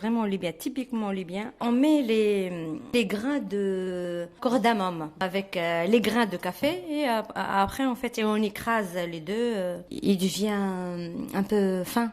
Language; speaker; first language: French; non-native, fluent; Arabic